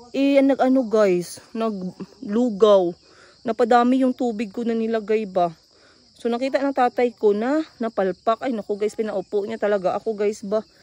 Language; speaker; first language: Filipino; non-native, local second language; Cebuano